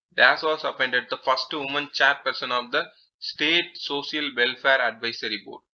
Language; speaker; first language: English; non-native, local second language; Tamil